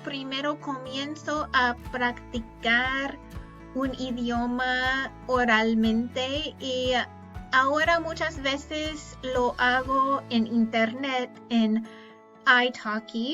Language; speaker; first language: Spanish; non-native, fluent; English